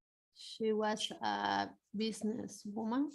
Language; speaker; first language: English; non-native, learner; Spanish